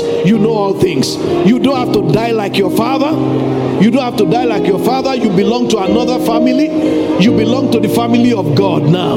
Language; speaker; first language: English; non-native, local second language; Yoruba